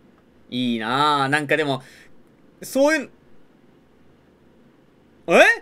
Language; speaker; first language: Japanese; native; Japanese